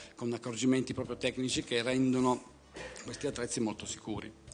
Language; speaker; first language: Italian; native; Italian